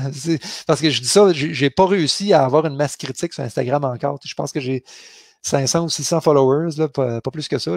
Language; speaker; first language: French; native; French